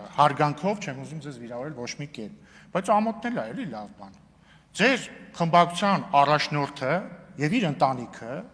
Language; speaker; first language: Armenian; native; Armenian